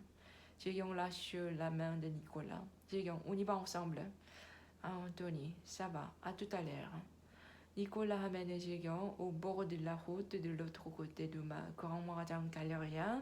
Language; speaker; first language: French; non-native, learner; Korean